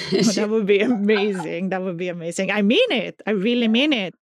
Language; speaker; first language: English; non-native, fluent; Swedish